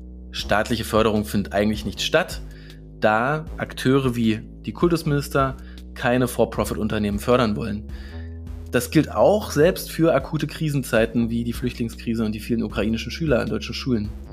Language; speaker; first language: German; native; German